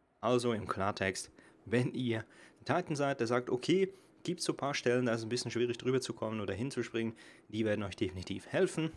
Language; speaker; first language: German; native; German